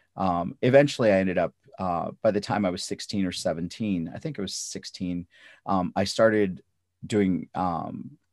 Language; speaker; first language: English; early bilingual, other home language; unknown